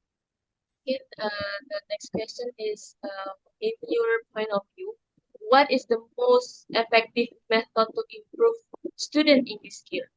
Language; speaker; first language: English; non-native, learner; Indonesian